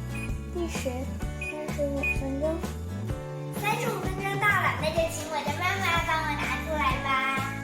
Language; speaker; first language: Chinese; early bilingual, heritage; Chinese